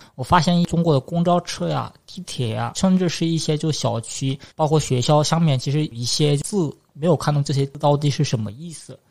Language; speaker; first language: Chinese; non-native, fluent; Korean